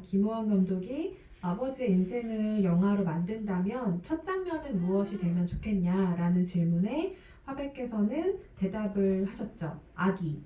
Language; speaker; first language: Korean; native; Korean